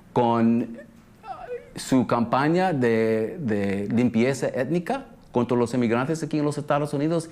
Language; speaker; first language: Spanish; early bilingual, heritage; English